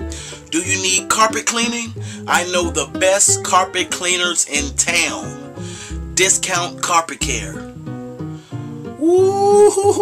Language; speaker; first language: English; native; English